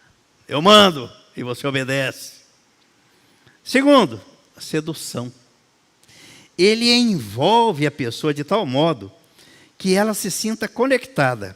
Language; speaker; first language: Portuguese; native; Portuguese